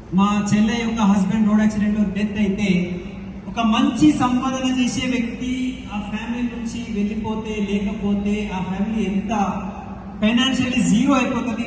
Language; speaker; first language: Telugu; non-native, local second language; Hindi